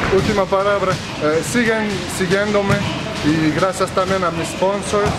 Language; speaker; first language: Spanish; early bilingual, other home language; French